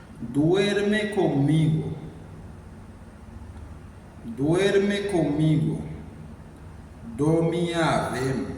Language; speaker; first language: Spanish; non-native, learner; Haitian Creole